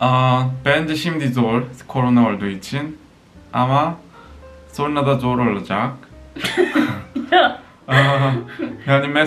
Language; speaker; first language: Turkish; non-native, fluent; Korean